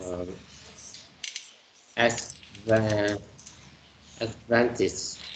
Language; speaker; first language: English; non-native, learner; Vietnamese